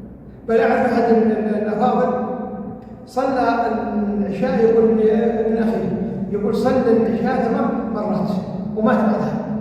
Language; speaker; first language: Arabic; native; Arabic